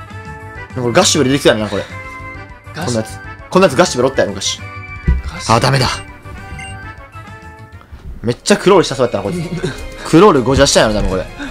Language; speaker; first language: Japanese; native; Japanese